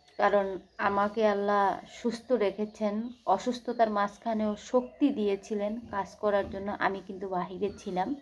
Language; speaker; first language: Bangla; native; Bangla